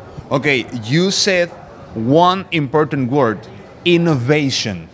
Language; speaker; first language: English; non-native, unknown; Spanish